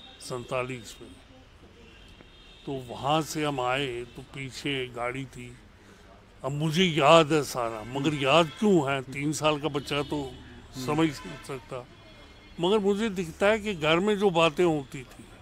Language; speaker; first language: Hindi; non-native, local second language; Kashmiri